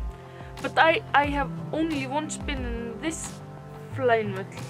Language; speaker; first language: English; non-native, learner; Icelandic